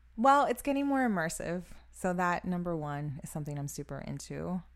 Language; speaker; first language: English; native; English